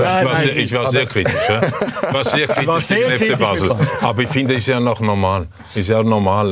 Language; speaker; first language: German; native; German